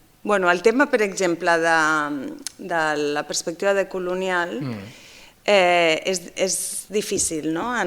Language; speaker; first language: Catalan; non-native, fluent; Basque